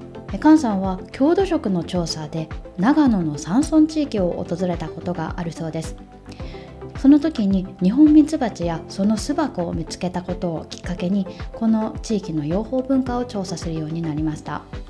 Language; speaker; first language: Japanese; native; Japanese